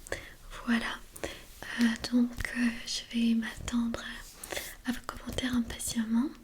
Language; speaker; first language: French; non-native, fluent; Armenian